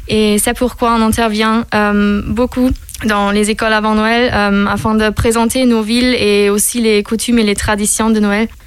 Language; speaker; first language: French; non-native, fluent; German